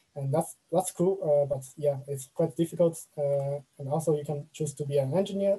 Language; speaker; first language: English; non-native, fluent; Chinese